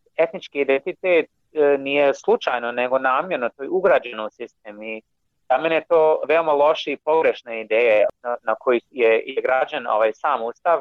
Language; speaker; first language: Croatian; non-native, fluent; English